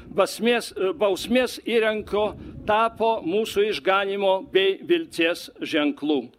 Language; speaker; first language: Lithuanian; non-native, fluent; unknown